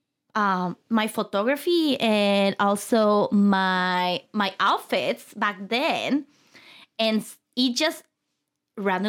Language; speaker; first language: English; non-native, fluent; Spanish